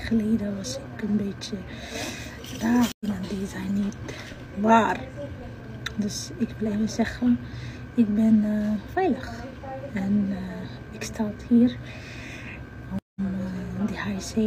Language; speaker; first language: Dutch; non-native, learner; Somali